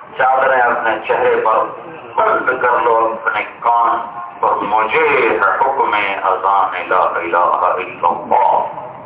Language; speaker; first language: Urdu; non-native, local second language; Punjabi